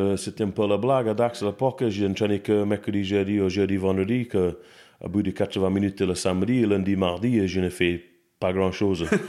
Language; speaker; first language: French; non-native, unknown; English